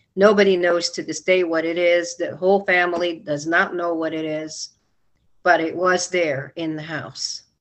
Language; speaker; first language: English; non-native, local second language; Filipino